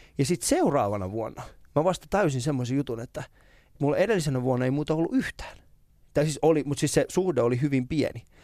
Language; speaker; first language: Finnish; early bilingual, other home language; Persian